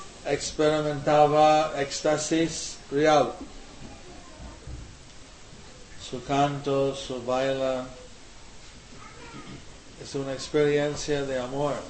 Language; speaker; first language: Spanish; non-native, learner; English